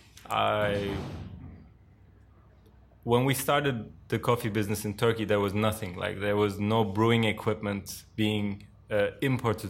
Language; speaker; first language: English; non-native, fluent; Turkish